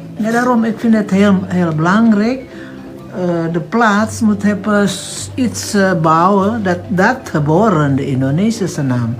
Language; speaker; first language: Dutch; non-native, fluent; Indonesian